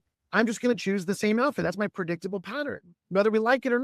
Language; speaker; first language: English; native; English